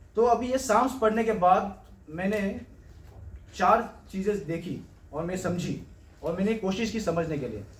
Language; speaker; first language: Hindi; non-native, local second language; Marathi